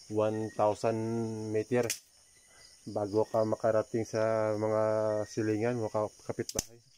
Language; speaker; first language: Filipino; non-native, local second language; Hiligaynon